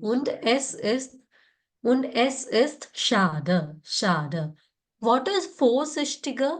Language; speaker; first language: German; non-native, fluent; Malayalam